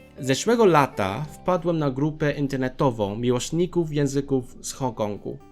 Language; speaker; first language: Polish; non-native, fluent; Cantonese